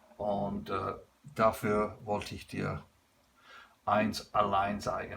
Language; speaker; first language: German; non-native, learner; English